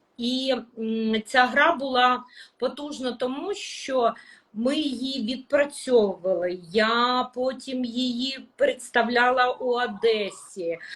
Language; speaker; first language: Ukrainian; non-native, local second language; Russian